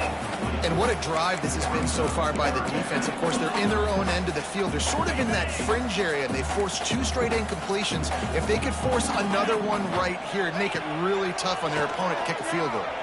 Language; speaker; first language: English; native; English